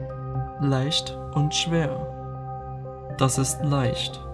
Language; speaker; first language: German; non-native, learner; Chinese